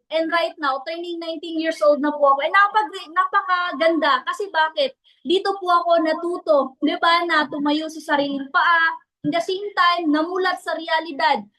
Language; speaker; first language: Filipino; non-native, local second language; Cebuano